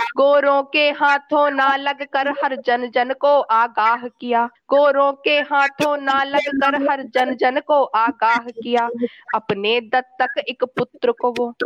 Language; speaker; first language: Hindi; native; Hindi